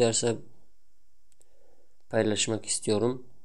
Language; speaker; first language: Turkish; non-native, learner; Tajik